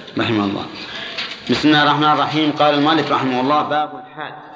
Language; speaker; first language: Arabic; native; Arabic